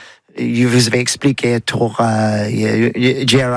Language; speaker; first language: French; non-native, learner; English